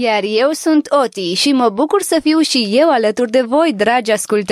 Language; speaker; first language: Romanian; native; Romanian